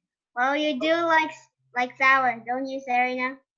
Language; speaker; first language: English; non-native, learner; Indonesian